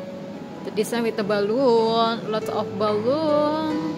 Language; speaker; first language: English; non-native, learner; Indonesian